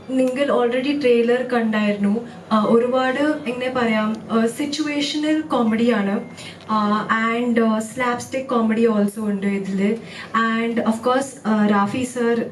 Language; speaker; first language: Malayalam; early bilingual, heritage; Malayalam